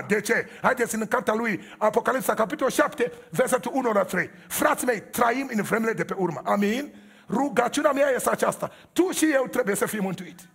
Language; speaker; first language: Romanian; non-native, learner; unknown